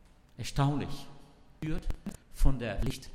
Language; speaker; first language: German; non-native, learner; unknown